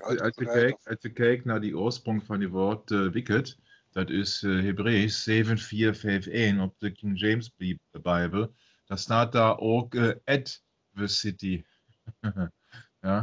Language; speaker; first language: Dutch; non-native, fluent; German